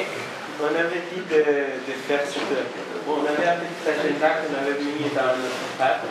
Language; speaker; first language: French; non-native, fluent; Spanish